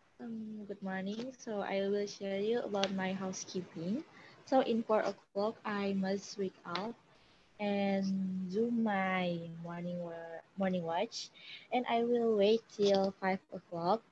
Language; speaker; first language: English; non-native, learner; Indonesian